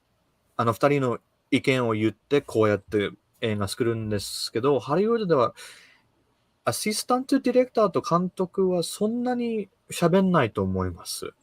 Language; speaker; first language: Japanese; early bilingual, heritage; Japanese